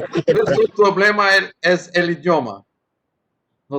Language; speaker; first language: Spanish; non-native, learner; Portuguese